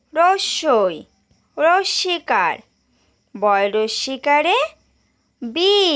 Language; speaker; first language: Bangla; native; Bangla